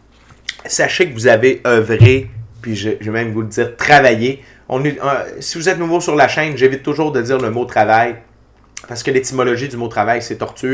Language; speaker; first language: French; native; French